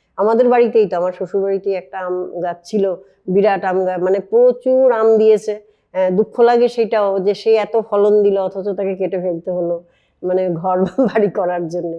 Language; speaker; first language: Bangla; native; Bangla